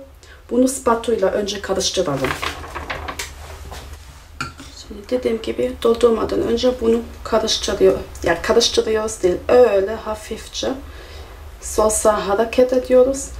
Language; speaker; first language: Turkish; non-native, fluent; German